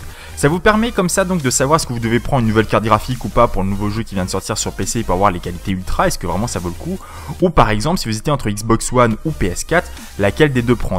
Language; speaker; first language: French; native; French